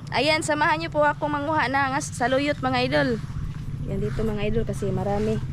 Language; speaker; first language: Filipino; native; Filipino